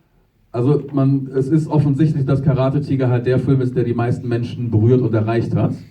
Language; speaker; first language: German; native; German